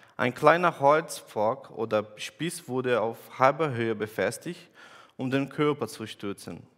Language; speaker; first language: German; non-native, fluent; Portuguese